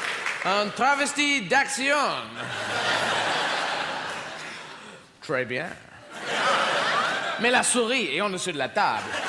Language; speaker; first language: French; non-native, learner; English